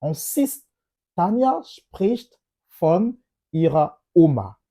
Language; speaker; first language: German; non-native, fluent; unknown